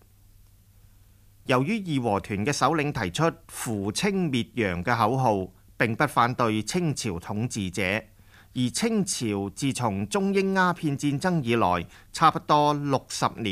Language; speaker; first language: Chinese; non-native, local second language; Cantonese